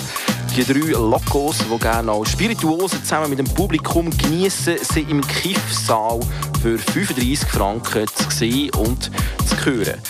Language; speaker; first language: German; native; German